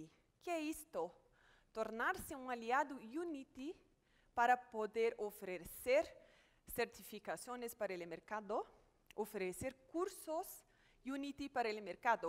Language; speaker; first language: Spanish; non-native, fluent; Portuguese